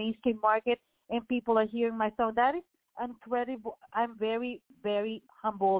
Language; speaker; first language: English; non-native, local second language; Filipino